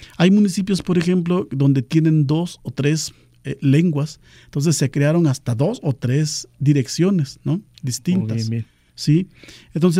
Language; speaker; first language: Spanish; non-native, local second language; Nahuatl languages